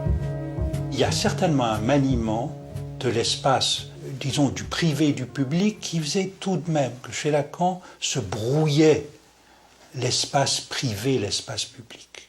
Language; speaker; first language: French; native; French